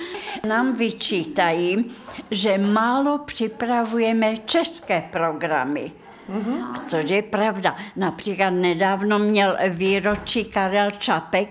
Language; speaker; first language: Czech; non-native, fluent; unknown